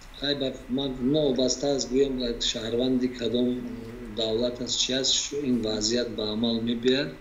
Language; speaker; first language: Tajik; native; Tajik